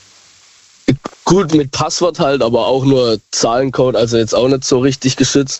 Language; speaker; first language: German; native; German